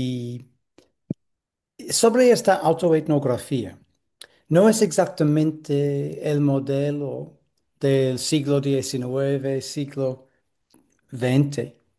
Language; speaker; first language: Spanish; non-native, fluent; English